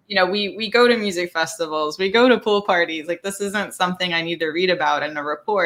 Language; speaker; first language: English; early bilingual, other home language; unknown